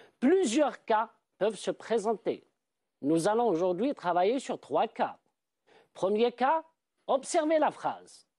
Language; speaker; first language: French; non-native, local second language; Arabic